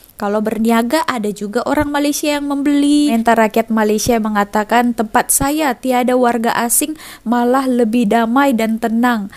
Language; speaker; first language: Indonesian; native; Indonesian